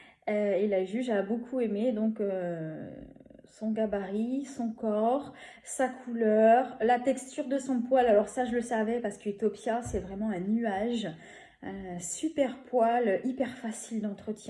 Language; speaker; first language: French; native; French